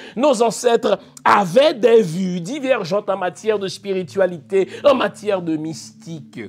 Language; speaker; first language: French; non-native, local second language; Haitian Creole